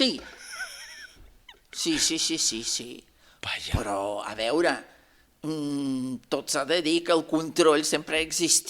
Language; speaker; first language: Catalan; non-native, fluent; Russian